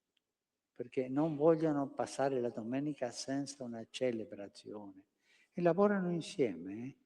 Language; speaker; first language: Italian; non-native, fluent; Spanish